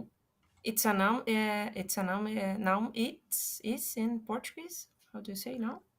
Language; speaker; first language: English; non-native, fluent; Portuguese